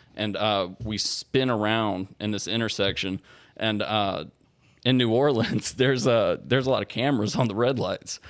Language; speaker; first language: English; native; English